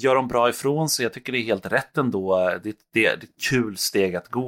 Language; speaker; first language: Swedish; native; Swedish